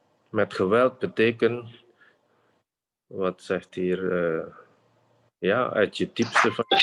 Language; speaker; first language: Dutch; non-native, fluent; Indonesian